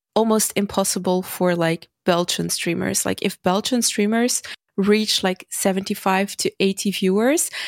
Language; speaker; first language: English; non-native, fluent; Dutch